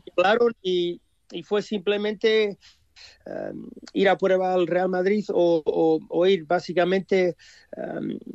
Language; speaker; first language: Spanish; early bilingual, heritage; English